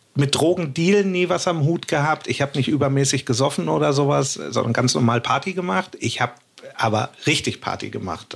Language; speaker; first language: German; native; German